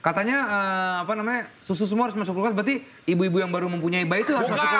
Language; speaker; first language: Indonesian; native; Indonesian